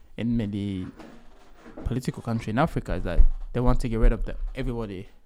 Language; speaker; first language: English; early bilingual, other home language; Lingala